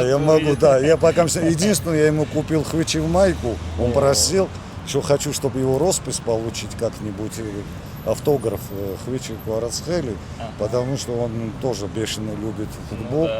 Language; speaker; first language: Russian; non-native, fluent; Georgian